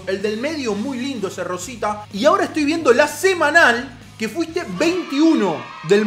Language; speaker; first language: Spanish; native; Spanish